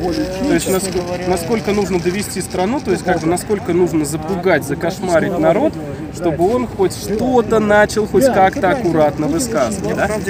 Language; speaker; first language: Russian; native; Russian